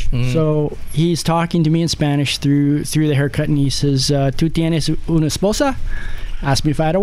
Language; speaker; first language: English; native; English